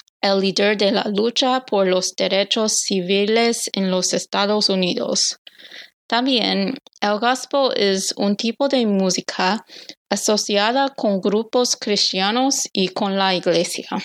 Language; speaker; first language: Spanish; non-native, learner; English